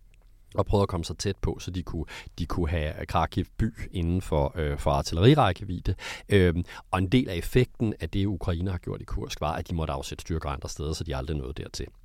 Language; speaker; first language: Danish; native; Danish